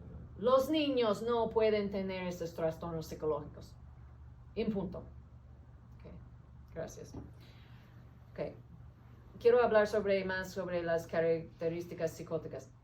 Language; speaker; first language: Spanish; non-native, learner; English